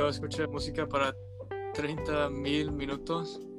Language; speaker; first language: Spanish; early bilingual, heritage; Spanish